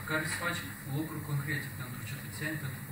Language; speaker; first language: Romanian; non-native, local second language; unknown